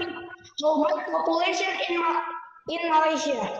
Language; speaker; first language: English; non-native, learner; Indonesian